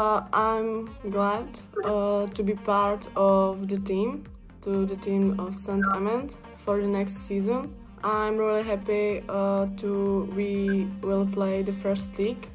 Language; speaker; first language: English; non-native, fluent; Czech